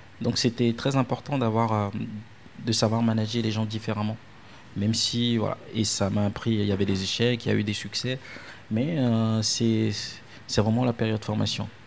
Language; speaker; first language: French; non-native, local second language; Ewe